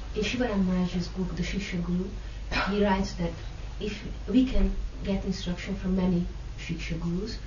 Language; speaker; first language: English; non-native, fluent; Hungarian